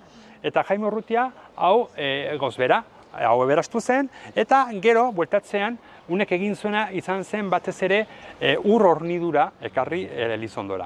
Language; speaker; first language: Basque; native; Basque